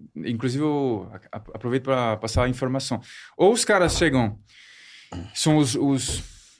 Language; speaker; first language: Portuguese; non-native, fluent; French